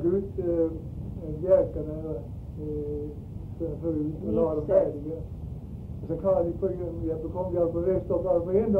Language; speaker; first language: Swedish; early bilingual, heritage; Swedish